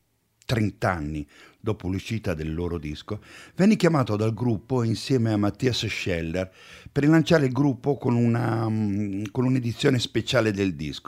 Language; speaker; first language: Italian; native; Italian